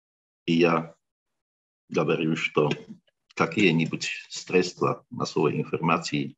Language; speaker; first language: Russian; non-native, learner; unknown